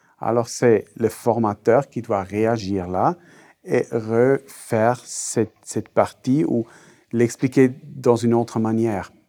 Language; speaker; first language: French; non-native, local second language; Swiss German